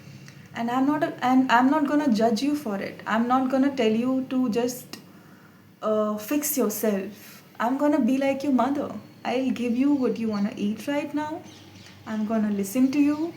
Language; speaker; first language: English; non-native, local second language; Hindi